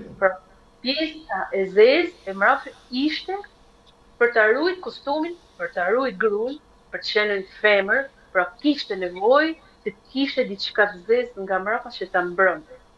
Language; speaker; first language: Albanian; native; Albanian